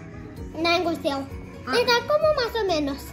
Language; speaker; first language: Spanish; early bilingual, heritage; Spanish